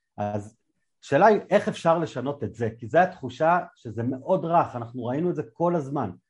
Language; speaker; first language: Hebrew; native; Hebrew